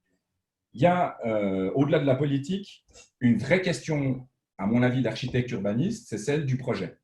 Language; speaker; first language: French; native; French